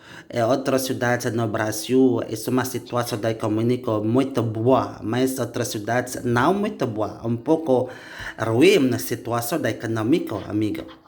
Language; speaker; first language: Portuguese; non-native, learner; Indonesian